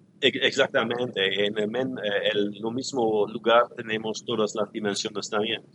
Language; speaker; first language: Spanish; non-native, learner; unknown